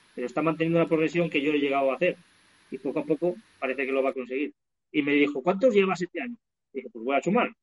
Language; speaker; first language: Spanish; native; Spanish